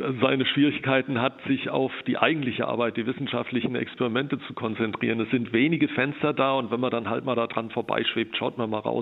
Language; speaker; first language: German; native; German